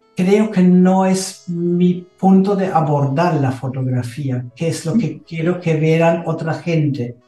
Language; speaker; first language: Spanish; non-native, fluent; German